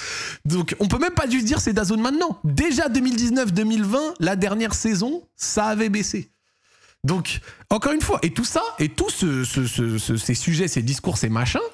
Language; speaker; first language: French; native; French